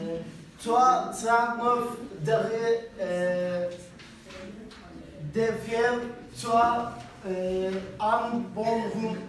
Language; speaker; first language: French; non-native, learner; Turkish